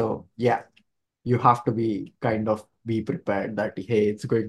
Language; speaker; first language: English; non-native, local second language; Marathi